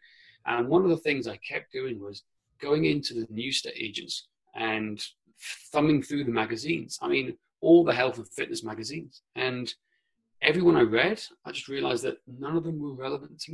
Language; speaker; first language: English; non-native, local second language; Welsh